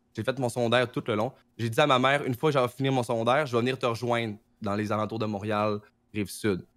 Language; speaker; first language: French; native; French